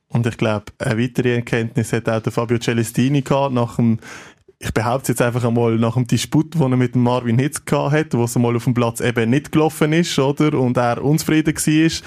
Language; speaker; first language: German; native; German